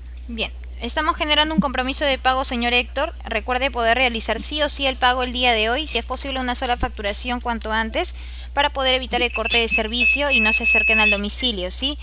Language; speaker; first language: Spanish; native; Spanish